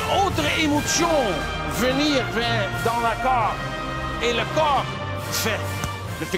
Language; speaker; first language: French; non-native, learner; Dutch